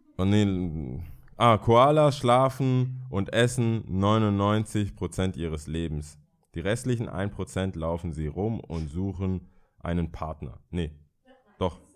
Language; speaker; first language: German; early bilingual, other home language; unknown